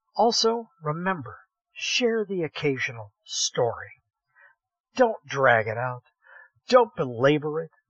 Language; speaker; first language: English; native; English